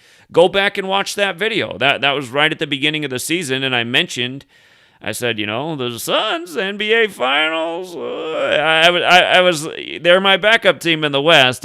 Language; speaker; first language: English; native; English